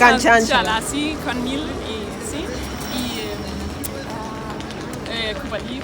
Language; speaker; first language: Spanish; non-native, learner; Danish